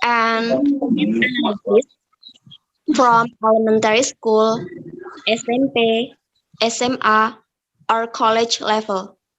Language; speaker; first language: English; non-native, learner; Indonesian